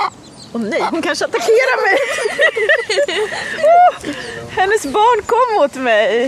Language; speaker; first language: Swedish; native; Swedish